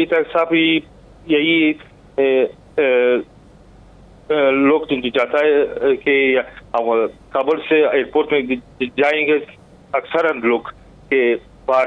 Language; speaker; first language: Hindi; non-native, learner; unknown